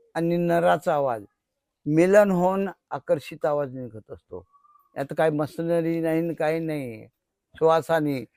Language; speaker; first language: Marathi; non-native, local second language; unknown